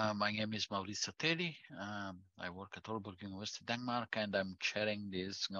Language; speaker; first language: English; non-native, fluent; Italian